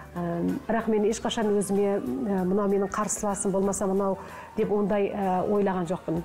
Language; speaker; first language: Kazakh; early bilingual, heritage; Kazakh